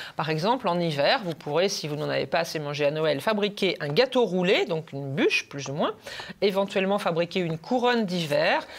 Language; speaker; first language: French; native; French